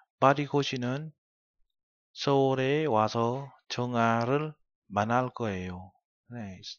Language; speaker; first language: Korean; non-native, learner; Vietnamese